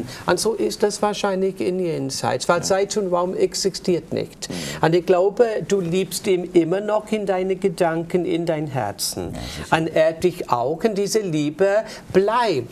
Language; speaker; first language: German; non-native, fluent; English